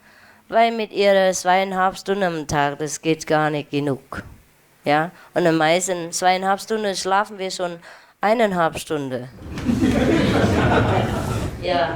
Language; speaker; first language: German; non-native, learner; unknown